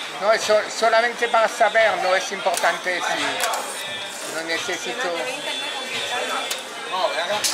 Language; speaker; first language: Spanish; non-native, learner; French